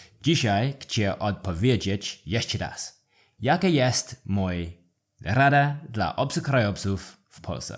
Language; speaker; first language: Polish; non-native, learner; English